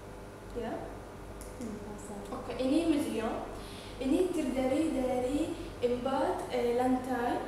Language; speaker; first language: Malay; non-native, learner; Arabic